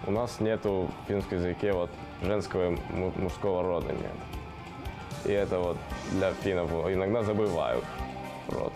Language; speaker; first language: Russian; early bilingual, heritage; Finnish